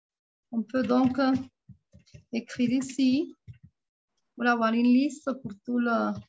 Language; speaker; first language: French; non-native, fluent; Spanish